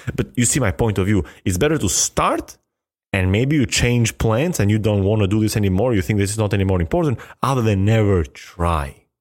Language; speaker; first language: English; non-native, fluent; Albanian